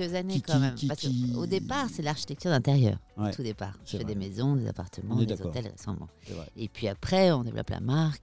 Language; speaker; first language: French; native; French